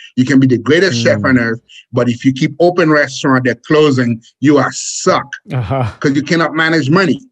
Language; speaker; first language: English; non-native, fluent; Haitian Creole